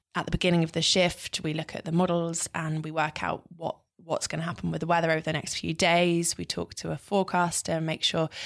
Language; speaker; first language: English; native; English